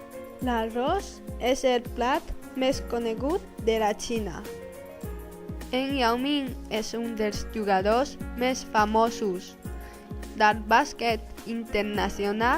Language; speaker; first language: Catalan; non-native, learner; Chinese